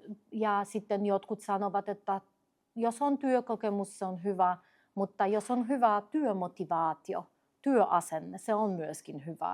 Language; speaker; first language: Finnish; non-native, fluent; Polish